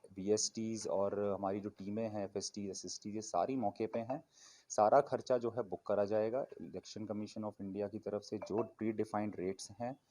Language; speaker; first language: Hindi; non-native, local second language; Punjabi